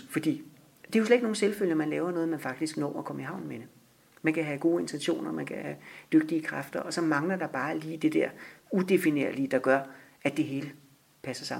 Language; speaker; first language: Danish; native; Danish